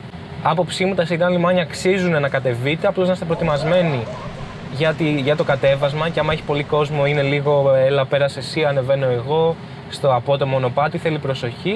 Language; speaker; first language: Greek; native; Greek